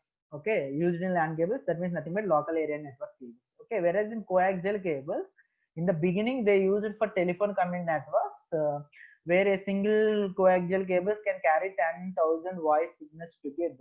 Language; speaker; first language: English; non-native, local second language; Telugu